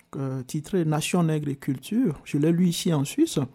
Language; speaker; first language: French; non-native, local second language; Ewe